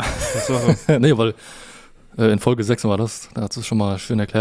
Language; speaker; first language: German; native; German